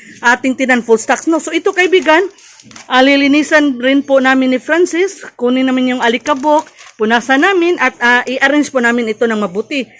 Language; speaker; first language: Filipino; non-native, local second language; Cebuano